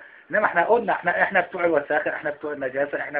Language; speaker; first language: Arabic; native; Arabic